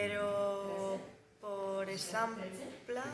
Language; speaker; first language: Catalan; non-native, learner; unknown